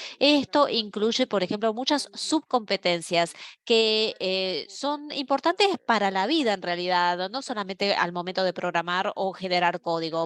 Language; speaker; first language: Spanish; non-native, fluent; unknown